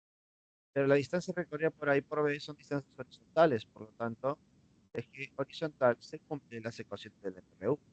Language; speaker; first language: Spanish; native; Spanish